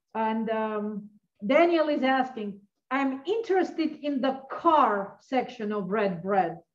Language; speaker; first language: English; early bilingual, other home language; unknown